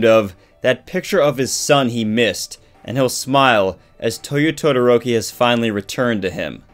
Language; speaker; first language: English; native; English